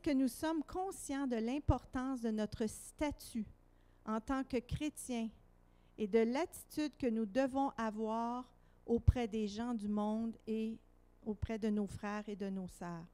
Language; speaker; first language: French; native; French